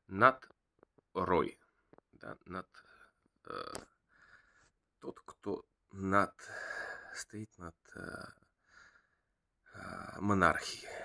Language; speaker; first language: Russian; non-native, learner; Bulgarian